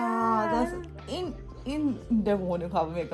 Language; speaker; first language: German; non-native, learner; Malayalam